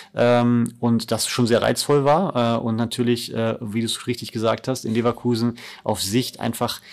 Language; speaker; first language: German; native; German